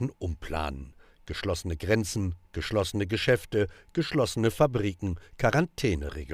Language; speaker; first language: German; native; German